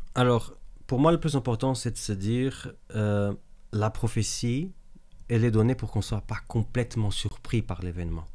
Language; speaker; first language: French; native; French